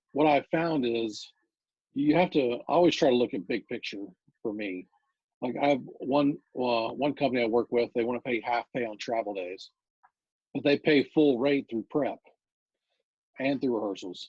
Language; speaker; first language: English; native; English